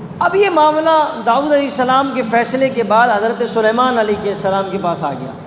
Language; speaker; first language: Urdu; non-native, local second language; Pashto